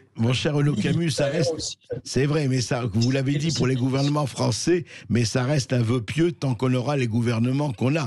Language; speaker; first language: French; native; French